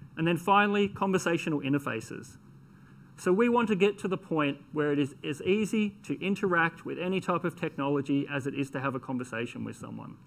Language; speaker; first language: English; native; English